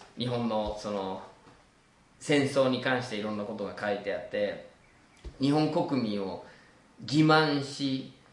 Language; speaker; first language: Japanese; non-native, fluent; English